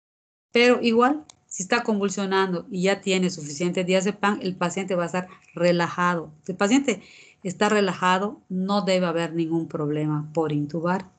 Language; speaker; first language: Spanish; native; Spanish